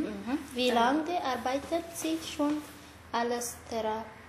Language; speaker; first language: German; non-native, learner; Tigrinya